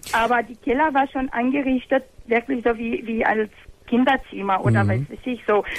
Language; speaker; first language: German; non-native, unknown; Romanian